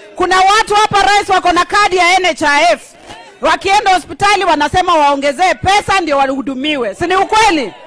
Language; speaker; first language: Swahili; non-native, local second language; Luyia